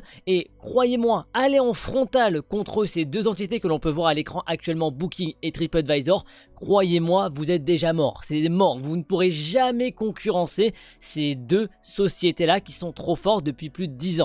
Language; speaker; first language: French; native; French